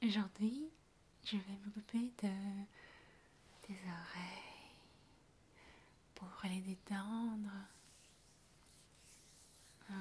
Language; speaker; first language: French; non-native, fluent; Russian